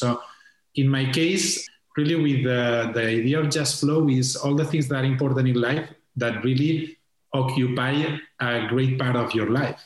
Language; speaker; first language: English; non-native, fluent; Spanish